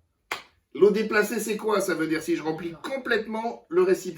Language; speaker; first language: French; native; French